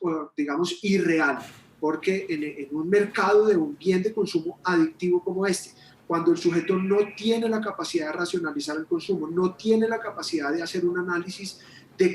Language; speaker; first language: Spanish; native; Spanish